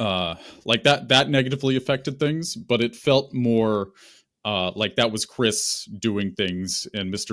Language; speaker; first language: English; native; English